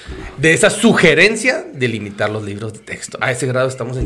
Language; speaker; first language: Spanish; native; Spanish